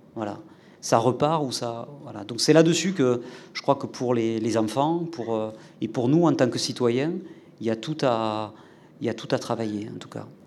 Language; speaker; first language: French; native; French